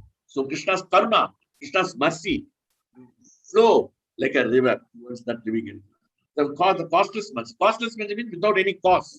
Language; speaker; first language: English; non-native, local second language; Hindi